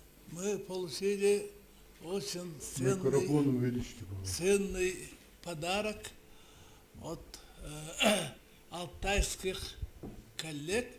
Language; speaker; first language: Russian; non-native, local second language; Yakut